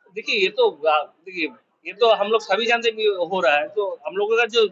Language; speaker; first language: Hindi; non-native, local second language; Bangla